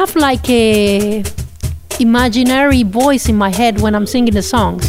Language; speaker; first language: English; non-native, fluent; Spanish